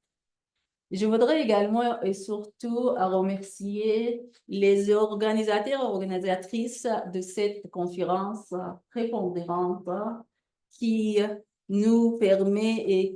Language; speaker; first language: French; non-native, fluent; Arabic